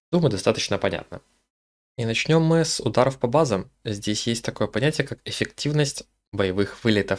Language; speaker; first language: Russian; native; Russian